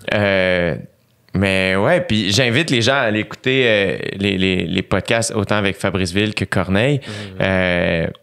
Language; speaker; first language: French; native; French